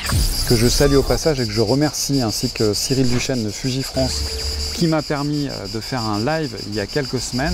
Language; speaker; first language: French; native; French